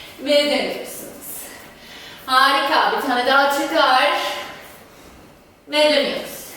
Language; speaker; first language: Turkish; non-native, fluent; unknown